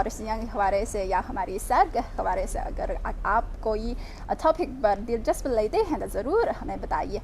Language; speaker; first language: Urdu; non-native, fluent; Chinese